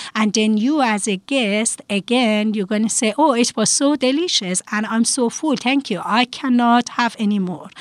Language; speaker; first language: English; non-native, fluent; Persian